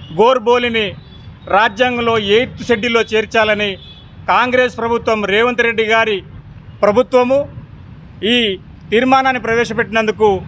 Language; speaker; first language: Telugu; non-native, local second language; Lambadi